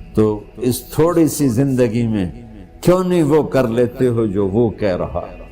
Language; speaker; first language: Urdu; non-native, local second language; Punjabi